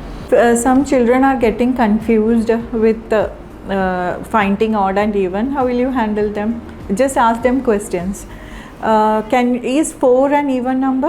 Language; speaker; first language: English; non-native, local second language; Malayalam